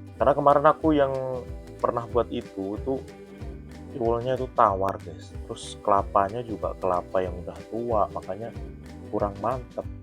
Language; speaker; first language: Indonesian; non-native, local second language; Javanese